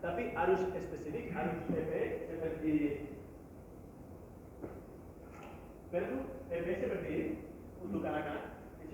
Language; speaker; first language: Indonesian; non-native, learner; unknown